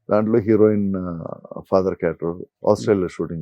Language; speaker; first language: Telugu; non-native, local second language; Malayalam